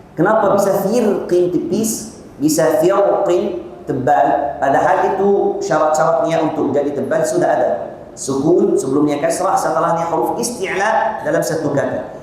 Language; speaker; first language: Malay; non-native, fluent; Arabic